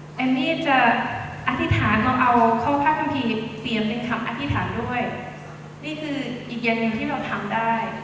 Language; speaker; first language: Thai; non-native, fluent; English